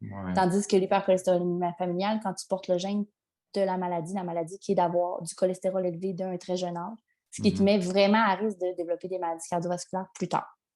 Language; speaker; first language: French; native; French